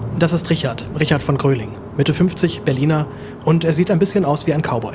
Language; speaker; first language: German; native; German